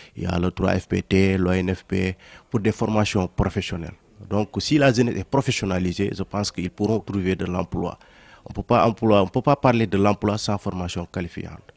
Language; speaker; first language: French; non-native, local second language; Wolof